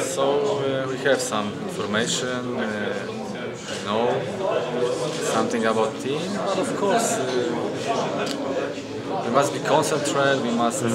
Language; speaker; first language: English; non-native, learner; Polish